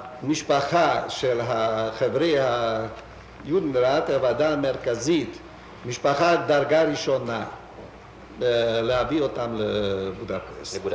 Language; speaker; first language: Hebrew; non-native, fluent; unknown